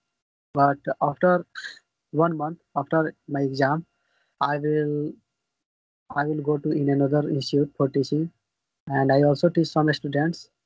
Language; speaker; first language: English; non-native, learner; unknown